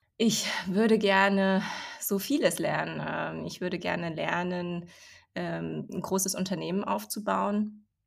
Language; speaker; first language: German; early bilingual, other home language; Chinese